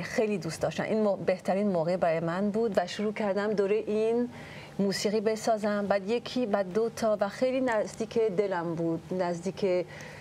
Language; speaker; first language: Persian; early bilingual, heritage; French